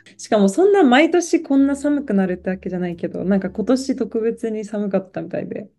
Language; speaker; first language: Japanese; non-native, fluent; Polish